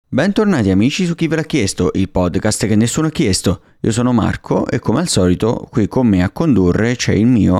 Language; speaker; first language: Italian; native; Italian